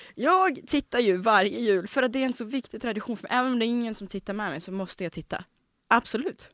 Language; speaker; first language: Swedish; early bilingual, other home language; Russian